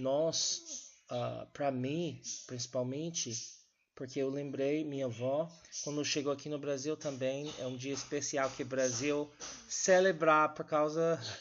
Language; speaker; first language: Portuguese; non-native, learner; English